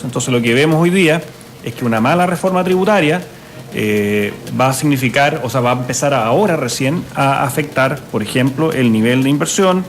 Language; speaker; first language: Spanish; native; Spanish